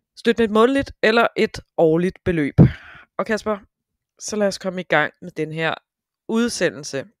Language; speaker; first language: Danish; native; Danish